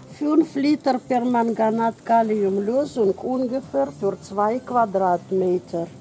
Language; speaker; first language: German; non-native, fluent; Russian